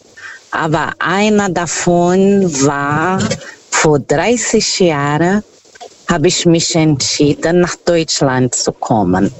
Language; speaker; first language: German; non-native, fluent; Portuguese